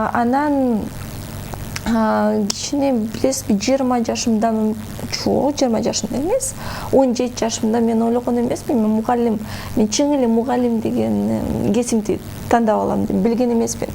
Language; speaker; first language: Kyrgyz; non-native, local second language; Russian